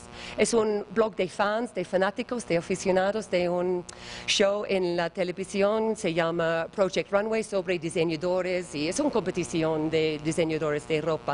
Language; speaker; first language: Spanish; non-native, learner; English